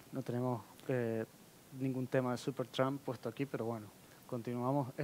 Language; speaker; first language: Spanish; native; Spanish